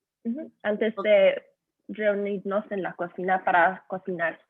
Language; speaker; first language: Spanish; early bilingual, heritage; Spanish